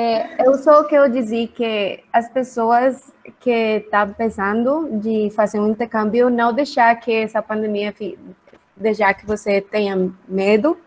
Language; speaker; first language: Portuguese; non-native, learner; Spanish